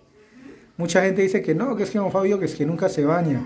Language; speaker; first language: Spanish; native; Spanish